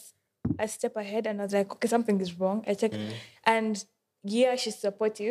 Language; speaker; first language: English; non-native, local second language; Ganda